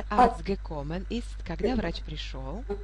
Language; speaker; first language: German; non-native, fluent; Russian